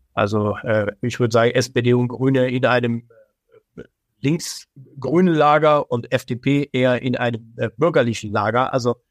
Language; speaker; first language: German; early bilingual, other home language; Persian